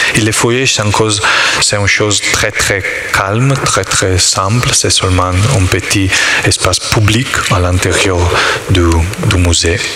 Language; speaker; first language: French; non-native, learner; Italian